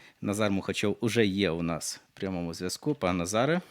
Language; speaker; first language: Ukrainian; native; Ukrainian